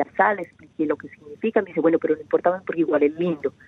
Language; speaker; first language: Spanish; native; Spanish